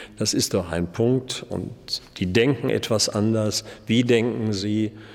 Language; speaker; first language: German; native; German